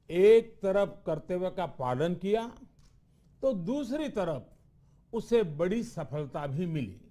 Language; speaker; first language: Hindi; non-native, local second language; Gujarati